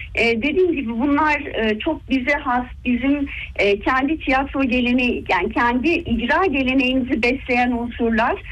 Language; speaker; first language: Turkish; native; Turkish